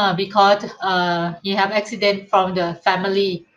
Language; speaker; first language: English; non-native, learner; Thai